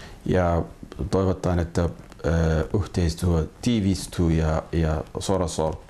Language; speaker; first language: Finnish; non-native, fluent; Somali